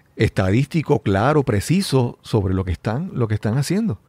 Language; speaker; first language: Spanish; native; Spanish